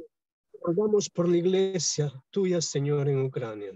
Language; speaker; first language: Spanish; native; Spanish